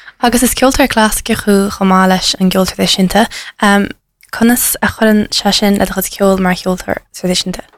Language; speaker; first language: Irish; non-native, local second language; English